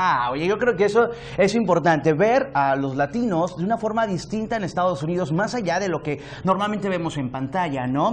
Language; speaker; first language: Spanish; native; Spanish